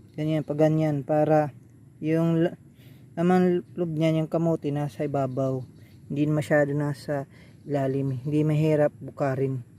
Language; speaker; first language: Filipino; non-native, local second language; Waray